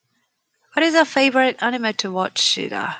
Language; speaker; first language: English; non-native, learner; Japanese